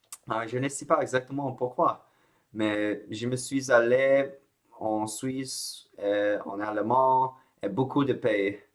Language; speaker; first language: French; non-native, learner; English